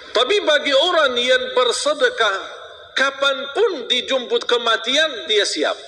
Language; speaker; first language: Malay; non-native, fluent; Arabic